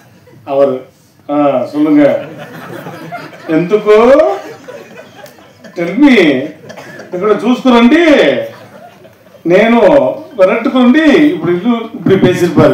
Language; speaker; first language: Tamil; native; Tamil